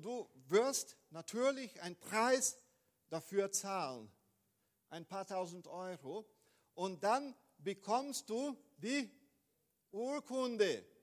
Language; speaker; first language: German; non-native, fluent; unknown